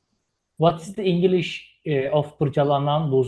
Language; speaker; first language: English; non-native, learner; Turkish